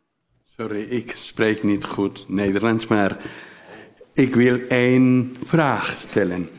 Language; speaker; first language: Dutch; non-native, learner; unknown